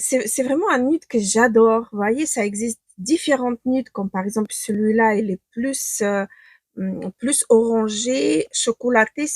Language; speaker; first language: French; non-native, fluent; Ukrainian